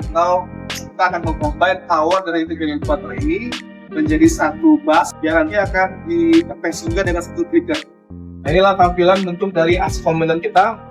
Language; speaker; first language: Indonesian; native; Indonesian